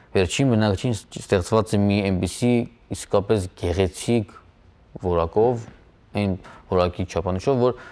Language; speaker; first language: Armenian; native; Armenian